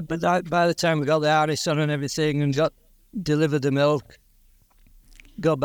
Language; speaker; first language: English; native; English